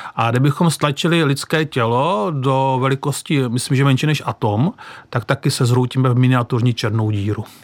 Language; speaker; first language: Czech; native; Czech